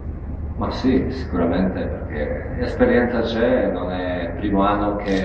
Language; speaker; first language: Italian; non-native, fluent; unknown